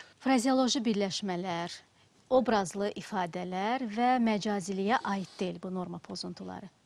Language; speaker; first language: Azerbaijani; native; Azerbaijani